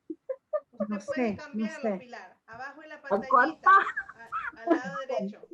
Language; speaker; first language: Spanish; native; Spanish